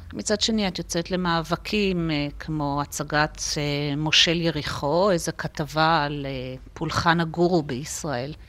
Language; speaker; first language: Hebrew; native; Hebrew